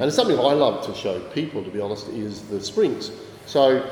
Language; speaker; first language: English; native; English